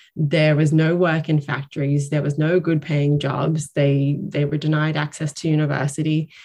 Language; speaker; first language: English; native; English